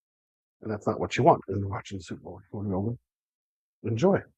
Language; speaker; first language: English; native; English